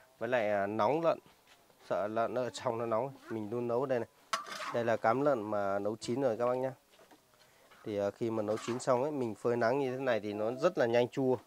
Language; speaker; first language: Vietnamese; non-native, local second language; Hmong